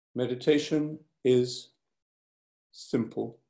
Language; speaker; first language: English; native; English